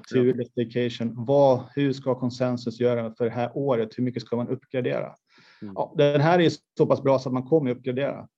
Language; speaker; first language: Swedish; native; Swedish